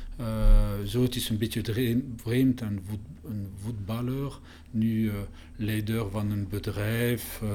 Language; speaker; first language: Dutch; non-native, learner; French